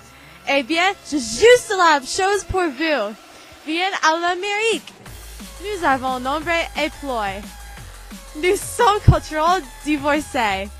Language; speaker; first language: French; non-native, learner; English